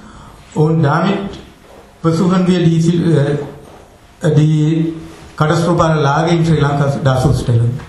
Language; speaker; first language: German; non-native, fluent; Tamil